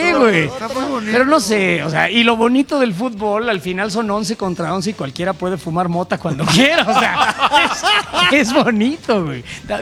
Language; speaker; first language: Spanish; native; Spanish